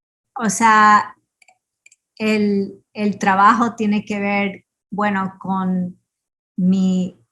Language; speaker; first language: Spanish; early bilingual, heritage; Spanish